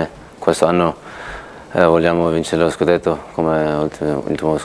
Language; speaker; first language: Italian; non-native, fluent; Turkish